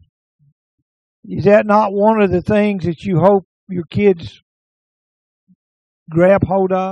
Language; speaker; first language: English; native; English